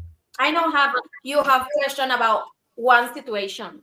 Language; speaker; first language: English; non-native, learner; Spanish